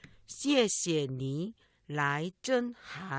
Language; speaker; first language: Chinese; non-native, learner; Korean